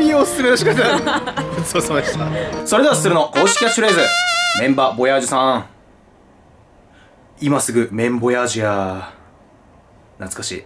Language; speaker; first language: Japanese; native; Japanese